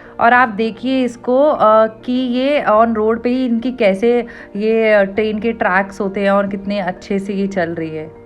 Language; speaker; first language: Hindi; native; Hindi